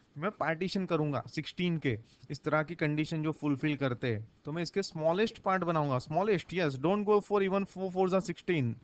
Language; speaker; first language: Hindi; non-native, local second language; Gujarati